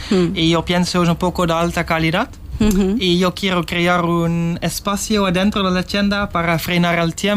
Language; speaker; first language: Spanish; non-native, learner; Dutch